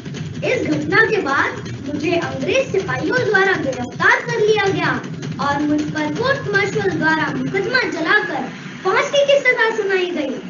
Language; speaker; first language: Hindi; native; Hindi